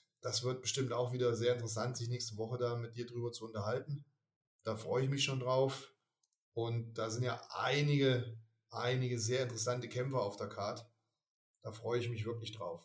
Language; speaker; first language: German; native; German